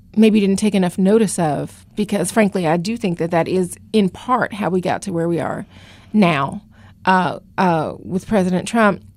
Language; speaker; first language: English; native; English